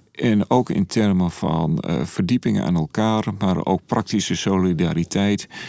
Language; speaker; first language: Dutch; native; Dutch